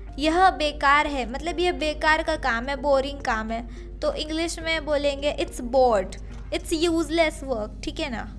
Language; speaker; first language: Hindi; native; Hindi